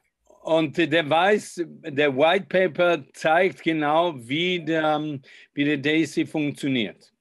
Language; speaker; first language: German; non-native, fluent; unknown